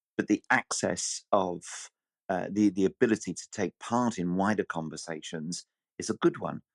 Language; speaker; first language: English; native; English